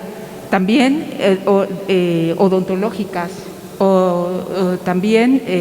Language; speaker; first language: Spanish; native; Spanish